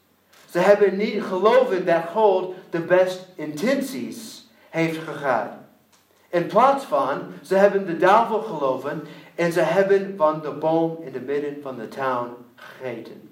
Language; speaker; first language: Dutch; non-native, learner; English